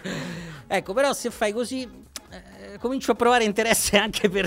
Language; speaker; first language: Italian; native; Italian